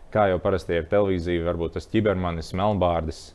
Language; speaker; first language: Latvian; native; Latvian